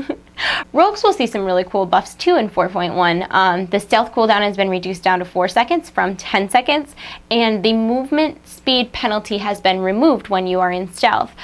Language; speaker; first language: English; native; English